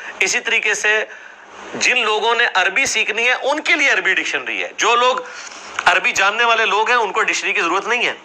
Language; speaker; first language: Urdu; non-native, local second language; Punjabi